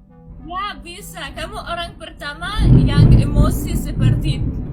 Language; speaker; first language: Indonesian; non-native, learner; Russian